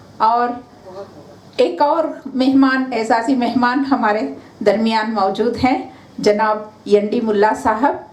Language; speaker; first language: Urdu; native; Urdu